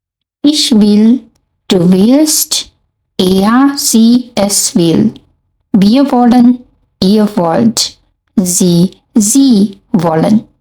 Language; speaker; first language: German; non-native, fluent; Chinese